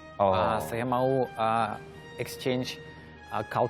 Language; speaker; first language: Indonesian; non-native, learner; Russian